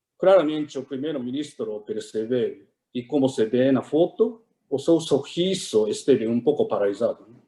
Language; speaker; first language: Portuguese; non-native, fluent; Japanese